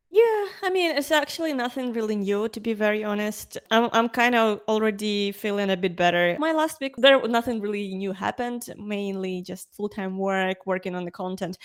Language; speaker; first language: English; non-native, fluent; Ukrainian